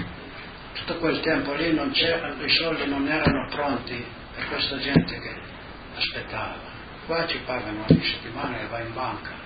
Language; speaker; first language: Italian; non-native, local second language; Slovenian